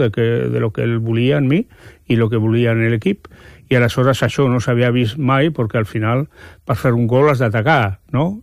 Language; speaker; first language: Catalan; non-native, fluent; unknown